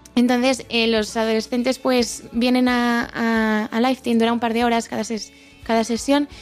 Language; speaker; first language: Spanish; native; Spanish